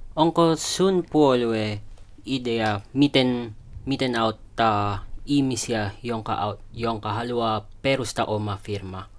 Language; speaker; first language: Finnish; non-native, learner; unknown